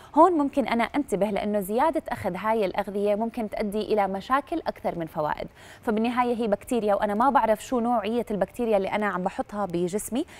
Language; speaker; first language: Arabic; native; Arabic